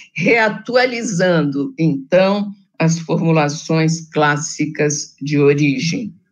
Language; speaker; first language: Portuguese; native; Portuguese